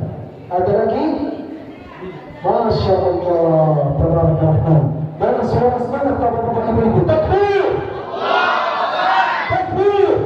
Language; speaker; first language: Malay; non-native, fluent; Arabic